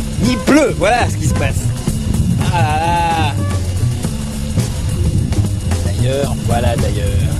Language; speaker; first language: French; native; French